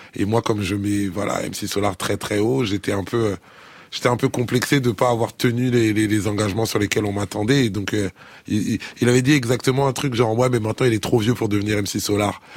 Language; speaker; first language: French; early bilingual, other home language; Lingala